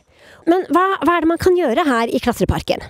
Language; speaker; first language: Norwegian; native; Norwegian